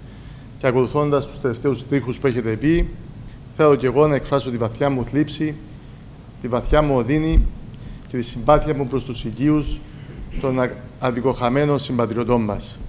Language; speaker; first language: Greek; native; Greek